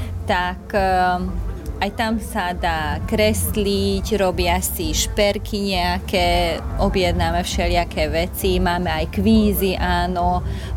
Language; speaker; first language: Slovak; non-native, local second language; Hungarian